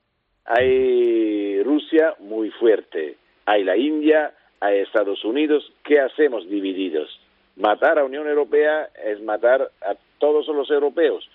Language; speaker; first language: Spanish; non-native, fluent; Italian